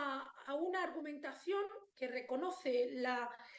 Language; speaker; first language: Spanish; native; Spanish